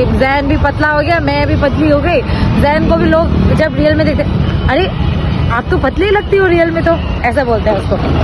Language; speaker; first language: Hindi; non-native, local second language; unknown